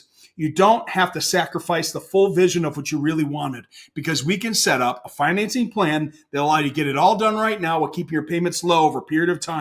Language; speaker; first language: English; native; English